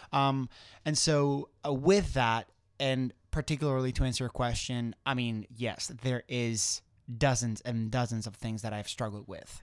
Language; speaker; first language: English; non-native, fluent; Spanish